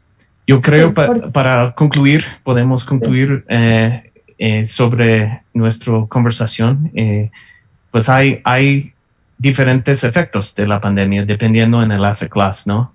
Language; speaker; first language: Spanish; non-native, fluent; English